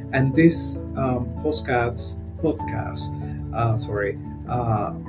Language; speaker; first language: English; non-native, fluent; Spanish